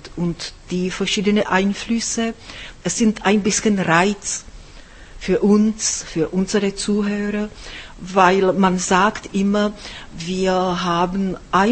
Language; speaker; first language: German; non-native, fluent; Czech